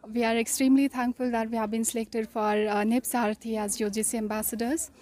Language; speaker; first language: Hindi; non-native, local second language; Kashmiri